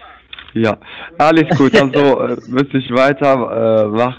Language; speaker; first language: German; non-native, fluent; Arabic